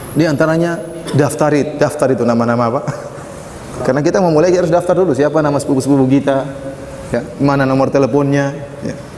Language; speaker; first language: Indonesian; native; Indonesian